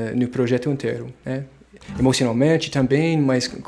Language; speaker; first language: Portuguese; non-native, fluent; English